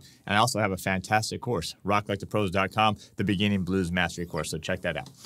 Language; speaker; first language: English; native; English